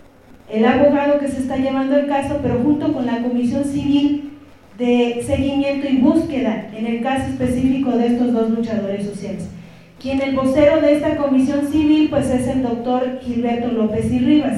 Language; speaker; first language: Spanish; native; Spanish